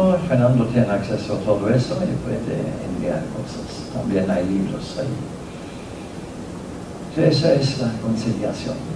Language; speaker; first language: Spanish; non-native, fluent; Norwegian